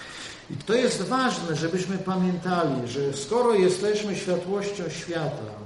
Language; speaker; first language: Polish; native; Polish